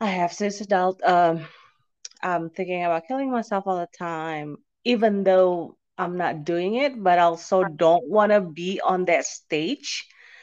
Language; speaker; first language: English; non-native, fluent; Indonesian